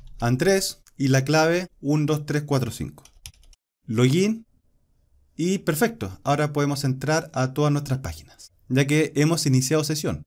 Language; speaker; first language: Spanish; native; Spanish